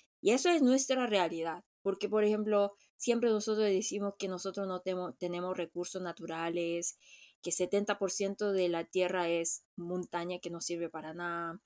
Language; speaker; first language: Spanish; non-native, fluent; Korean